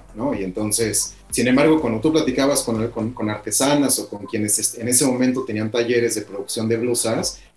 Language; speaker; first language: Spanish; native; Spanish